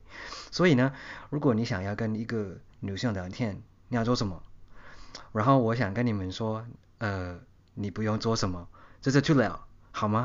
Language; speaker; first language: Chinese; early bilingual, heritage; English